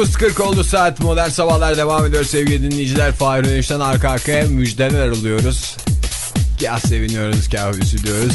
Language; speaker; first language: Turkish; native; Turkish